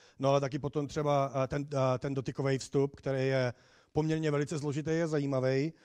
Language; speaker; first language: Czech; native; Czech